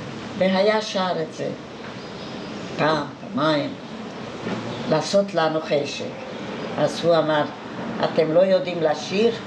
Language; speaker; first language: Hebrew; non-native, fluent; Hungarian